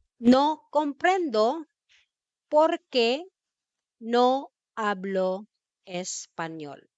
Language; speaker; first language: Spanish; non-native, fluent; Filipino